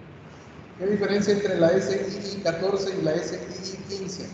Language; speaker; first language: Spanish; native; Spanish